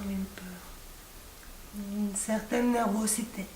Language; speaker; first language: French; non-native, fluent; Spanish